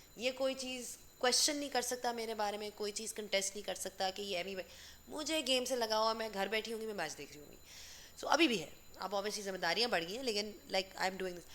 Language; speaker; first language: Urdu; native; Urdu